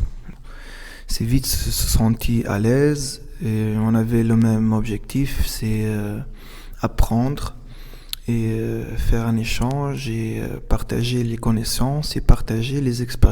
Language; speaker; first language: French; non-native, local second language; Arabic